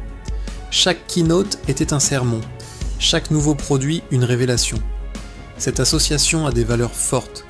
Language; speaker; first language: French; native; French